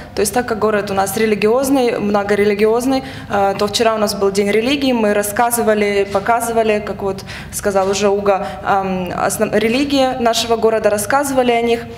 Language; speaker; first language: Russian; native; Russian